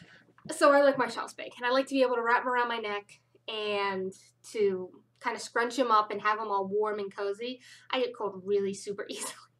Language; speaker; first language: English; native; English